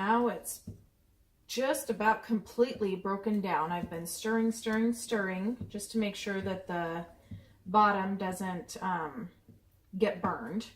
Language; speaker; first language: English; native; English